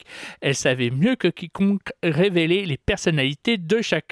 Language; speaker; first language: French; native; French